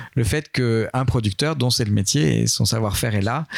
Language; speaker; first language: French; native; French